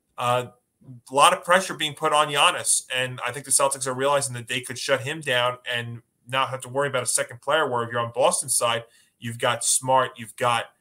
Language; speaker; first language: English; native; English